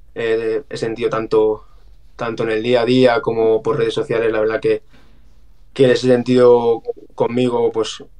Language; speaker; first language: Spanish; native; Spanish